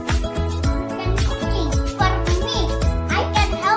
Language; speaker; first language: English; non-native, learner; Indonesian